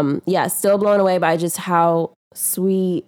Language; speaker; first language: English; native; English